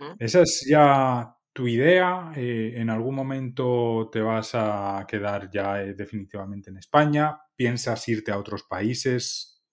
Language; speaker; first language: Spanish; native; Spanish